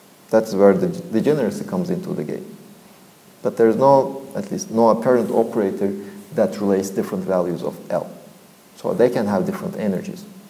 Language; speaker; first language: English; non-native, fluent; Turkish